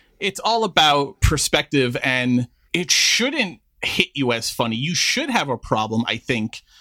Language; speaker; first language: English; native; English